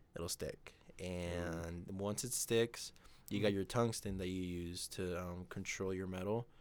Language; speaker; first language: English; non-native, fluent; Spanish